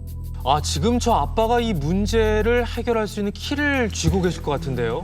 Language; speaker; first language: Korean; native; Korean